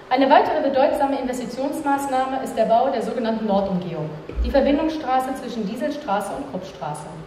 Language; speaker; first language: German; native; German